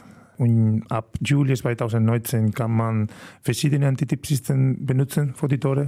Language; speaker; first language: German; non-native, learner; Spanish